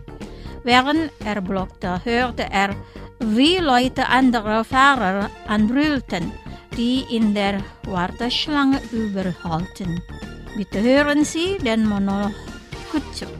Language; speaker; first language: German; non-native, fluent; Indonesian